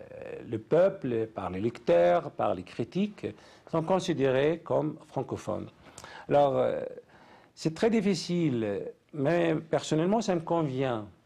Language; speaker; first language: French; non-native, fluent; Arabic